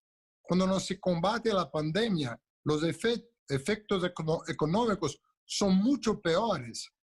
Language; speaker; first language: Spanish; non-native, local second language; Portuguese